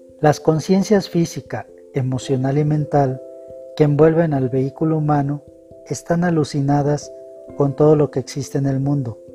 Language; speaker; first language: Spanish; native; Spanish